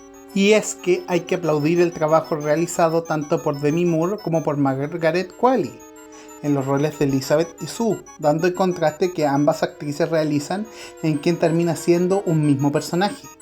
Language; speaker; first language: Spanish; native; Spanish